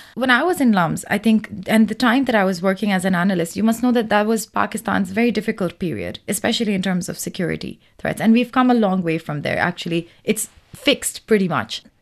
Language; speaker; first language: English; non-native, local second language; Urdu